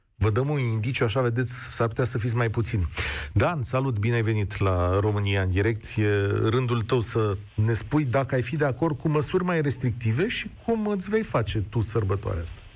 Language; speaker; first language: Romanian; native; Romanian